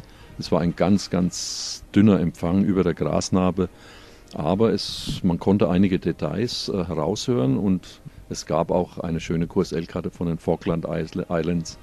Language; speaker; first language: German; native; German